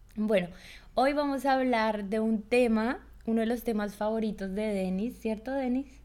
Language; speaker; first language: Spanish; native; Spanish